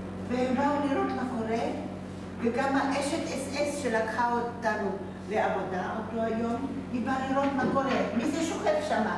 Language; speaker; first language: Hebrew; non-native, fluent; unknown